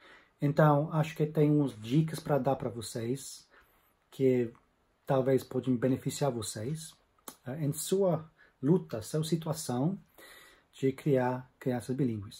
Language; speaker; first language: Portuguese; non-native, fluent; English